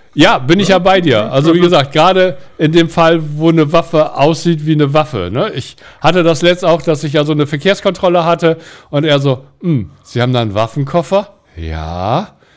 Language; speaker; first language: German; native; German